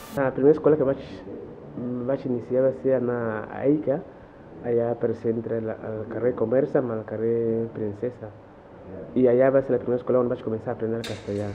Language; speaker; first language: Catalan; non-native, fluent; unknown